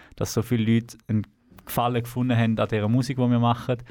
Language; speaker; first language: German; native; German